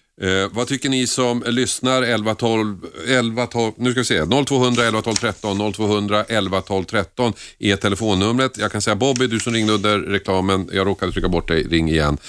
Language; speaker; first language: Swedish; native; Swedish